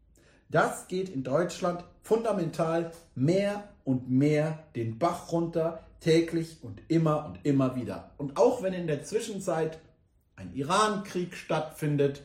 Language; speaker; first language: German; native; German